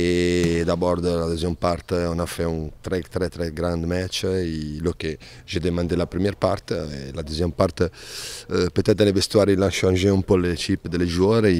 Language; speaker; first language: French; non-native, learner; Italian